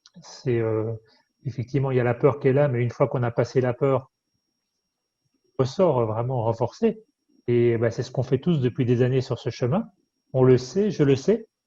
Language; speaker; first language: French; native; French